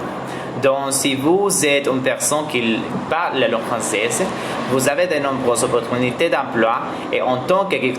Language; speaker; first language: French; non-native, learner; Spanish